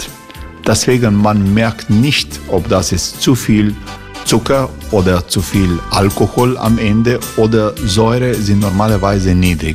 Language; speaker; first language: German; non-native, learner; Croatian